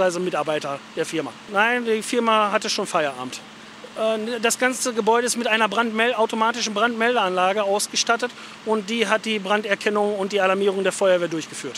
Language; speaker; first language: German; native; German